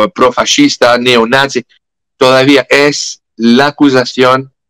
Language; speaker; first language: Spanish; non-native, fluent; French